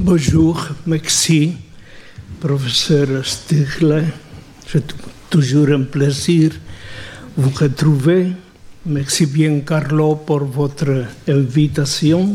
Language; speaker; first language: French; non-native, fluent; Spanish